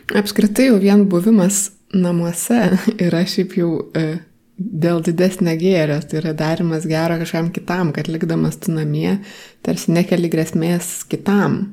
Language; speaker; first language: Lithuanian; native; Lithuanian